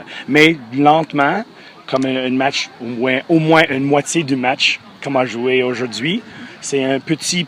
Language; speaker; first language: French; non-native, fluent; English